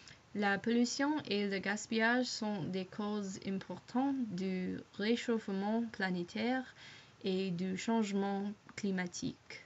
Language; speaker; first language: French; non-native, learner; English